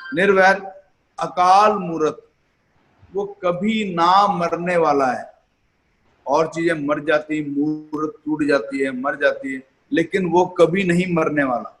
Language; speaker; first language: Hindi; non-native, local second language; Punjabi